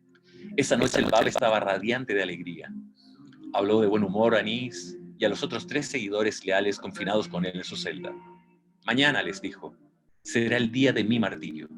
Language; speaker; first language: Spanish; native; Spanish